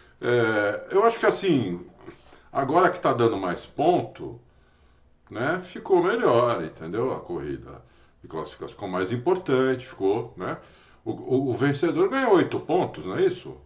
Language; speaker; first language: Portuguese; native; Portuguese